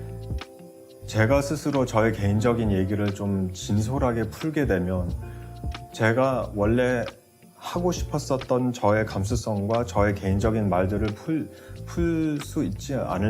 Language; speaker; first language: Korean; early bilingual, heritage; Korean